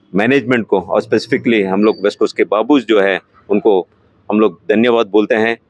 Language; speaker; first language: Hindi; non-native, local second language; Malayalam